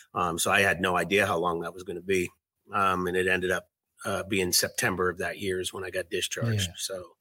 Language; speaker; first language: English; native; English